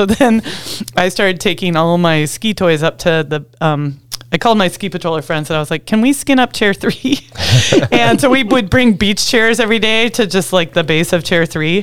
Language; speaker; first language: English; native; English